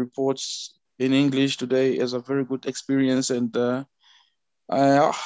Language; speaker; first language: English; non-native, fluent; French